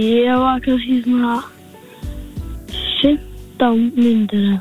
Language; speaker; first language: Icelandic; native; Icelandic